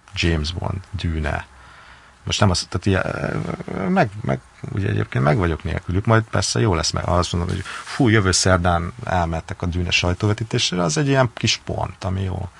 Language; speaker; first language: Hungarian; native; Hungarian